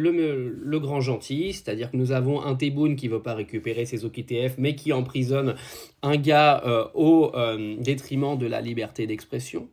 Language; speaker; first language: French; native; French